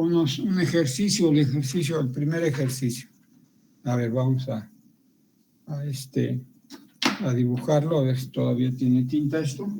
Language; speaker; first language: Spanish; native; Spanish